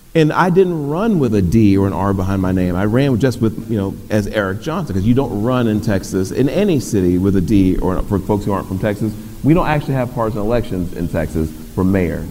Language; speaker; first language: English; native; English